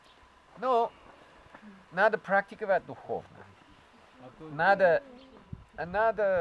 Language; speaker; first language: Russian; non-native, fluent; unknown